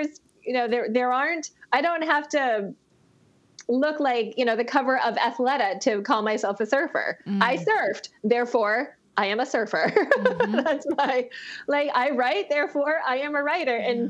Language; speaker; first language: English; native; English